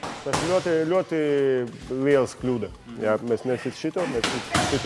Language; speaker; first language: Latvian; non-native, learner; Russian